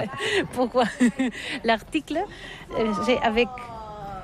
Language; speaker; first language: French; non-native, learner; Catalan